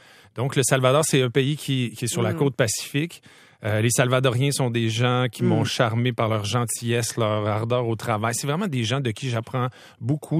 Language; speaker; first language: French; native; French